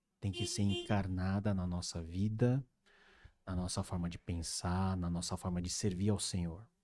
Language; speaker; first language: Portuguese; early bilingual, other home language; Korean